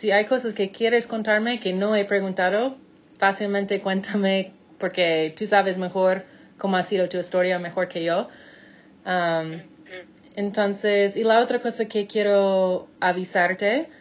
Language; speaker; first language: Spanish; non-native, fluent; English